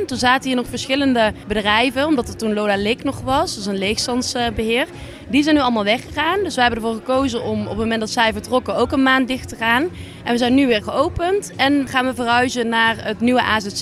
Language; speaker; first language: Dutch; native; Dutch